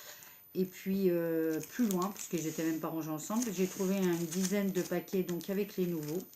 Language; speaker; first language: French; native; French